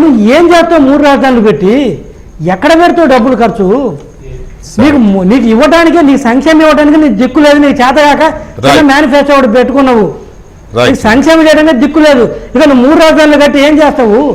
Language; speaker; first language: Telugu; native; Telugu